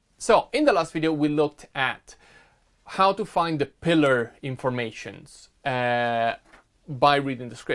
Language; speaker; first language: English; non-native, fluent; Italian